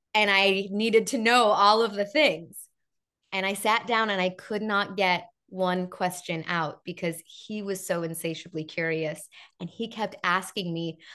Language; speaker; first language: English; native; English